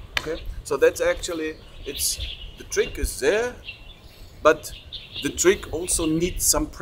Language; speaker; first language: English; non-native, fluent; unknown